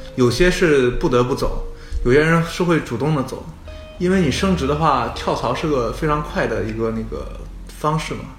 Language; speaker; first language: Chinese; native; Chinese